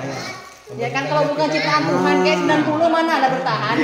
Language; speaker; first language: Indonesian; non-native, local second language; Madurese